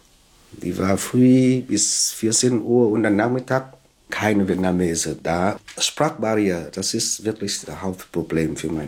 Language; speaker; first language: German; non-native, learner; Vietnamese